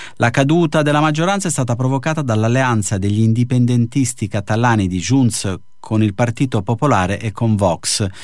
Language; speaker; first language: Italian; native; Italian